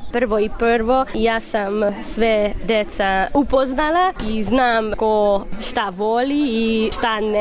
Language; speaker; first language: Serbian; non-native, local second language; Hungarian